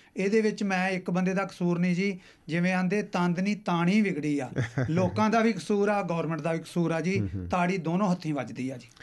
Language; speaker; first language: Punjabi; native; Punjabi